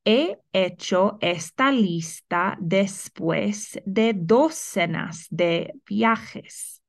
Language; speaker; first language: Spanish; non-native, fluent; English